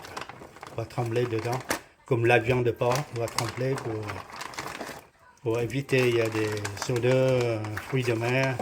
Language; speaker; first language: French; non-native, learner; Vietnamese